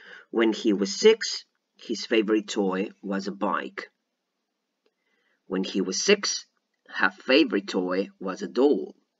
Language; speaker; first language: English; non-native, fluent; Catalan